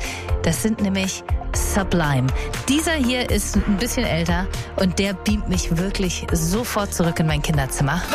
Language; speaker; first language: German; native; German